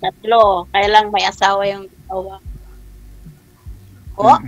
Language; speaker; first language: Filipino; non-native, local second language; Chavacano